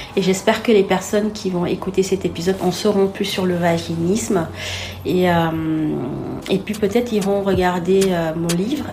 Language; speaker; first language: French; non-native, local second language; Wolof